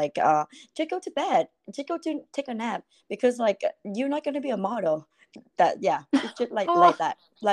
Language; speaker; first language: English; non-native, fluent; Vietnamese